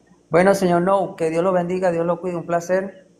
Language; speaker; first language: Spanish; native; Spanish